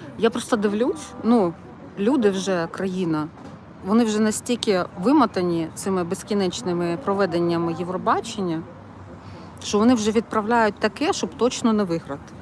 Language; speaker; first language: Ukrainian; non-native, local second language; Russian